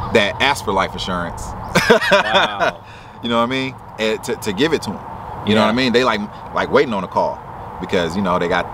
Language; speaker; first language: English; native; English